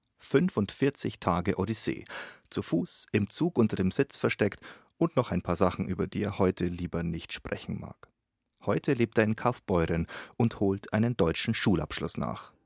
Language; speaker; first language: German; native; German